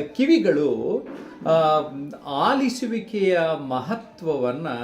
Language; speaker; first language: Kannada; native; Kannada